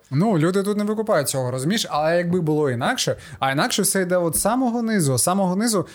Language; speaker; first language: Ukrainian; non-native, local second language; Russian